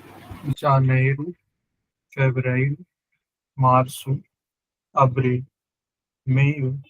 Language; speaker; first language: Portuguese; non-native, learner; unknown